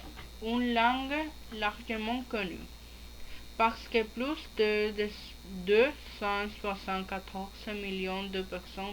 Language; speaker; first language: French; non-native, learner; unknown